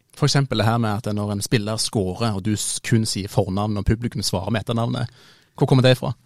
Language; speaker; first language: Norwegian; native; Norwegian